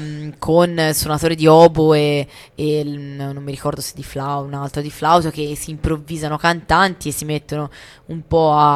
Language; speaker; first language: Italian; native; Italian